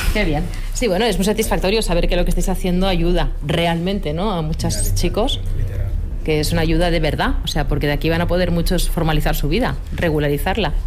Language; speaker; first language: Spanish; native; Spanish